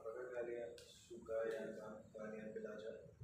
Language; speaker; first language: Indonesian; non-native, fluent; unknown